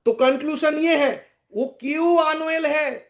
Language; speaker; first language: Hindi; non-native, local second language; Bangla